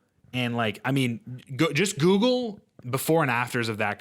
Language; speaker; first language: English; native; English